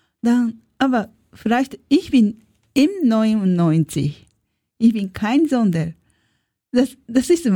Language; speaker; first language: German; non-native, learner; Japanese